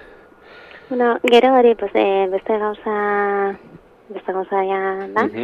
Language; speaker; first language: Basque; non-native, local second language; Spanish